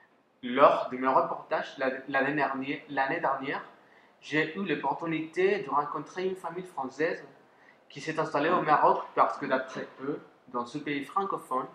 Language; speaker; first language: French; non-native, fluent; Spanish